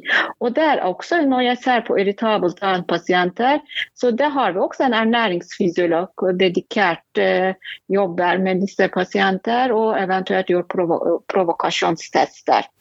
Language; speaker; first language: Norwegian; non-native, fluent; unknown